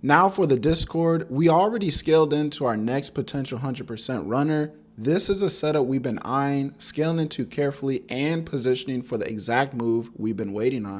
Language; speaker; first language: English; native; English